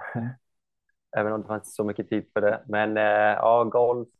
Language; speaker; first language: Swedish; non-native, fluent; Icelandic